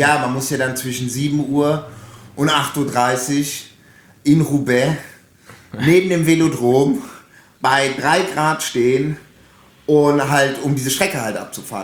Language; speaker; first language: German; native; German